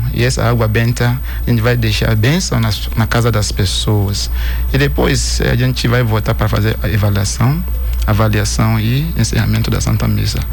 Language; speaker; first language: Portuguese; non-native, fluent; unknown